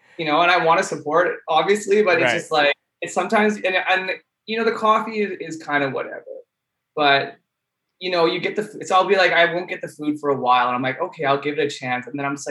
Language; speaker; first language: English; native; English